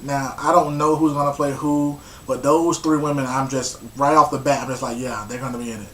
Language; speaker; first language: English; native; English